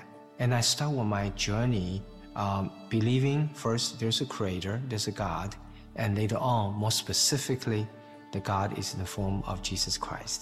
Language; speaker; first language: English; non-native, fluent; Chinese